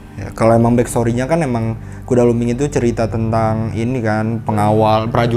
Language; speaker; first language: Indonesian; native; Indonesian